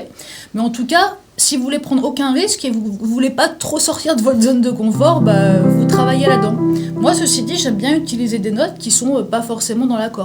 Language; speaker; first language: French; native; French